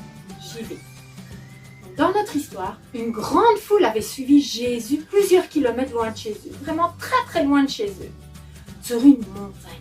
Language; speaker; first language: French; native; French